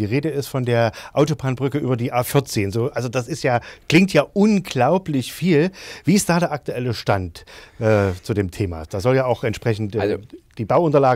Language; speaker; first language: German; native; German